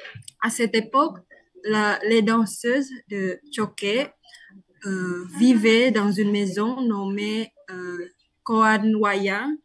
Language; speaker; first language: French; non-native, learner; Indonesian